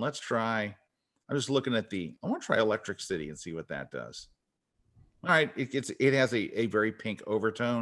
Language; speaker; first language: English; native; English